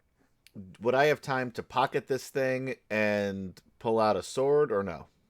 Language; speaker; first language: English; native; English